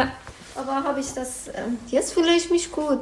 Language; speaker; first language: German; non-native, learner; Persian